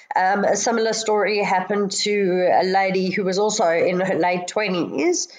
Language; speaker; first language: English; native; English